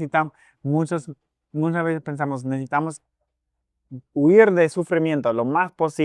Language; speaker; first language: Spanish; non-native, fluent; English